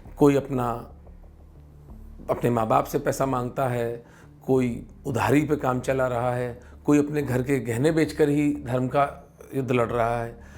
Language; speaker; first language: Hindi; native; Hindi